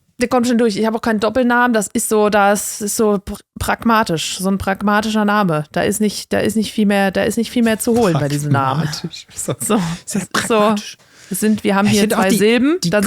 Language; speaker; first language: German; native; German